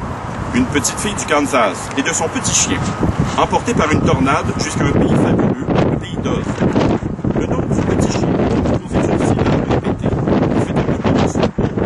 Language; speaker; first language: French; native; French